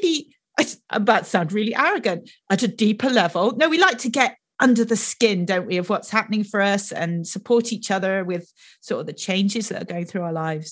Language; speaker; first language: English; native; English